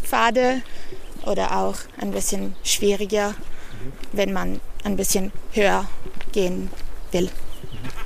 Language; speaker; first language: German; non-native, learner; Italian